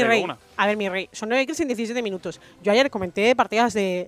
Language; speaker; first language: Spanish; native; Spanish